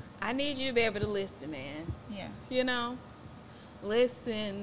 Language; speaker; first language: English; native; English